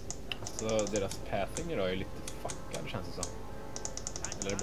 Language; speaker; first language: Swedish; native; Swedish